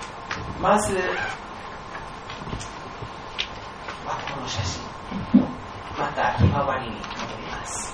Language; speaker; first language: Japanese; non-native, fluent; English